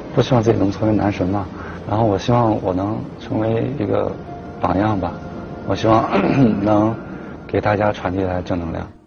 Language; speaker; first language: Chinese; native; Chinese